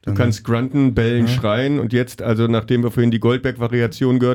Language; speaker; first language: German; native; German